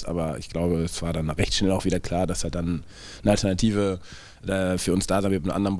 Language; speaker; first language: German; native; German